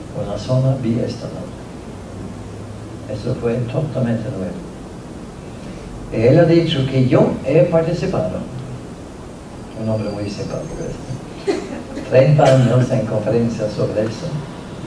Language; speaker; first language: Spanish; non-native, fluent; Norwegian